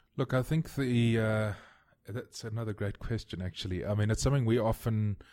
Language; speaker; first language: English; native; English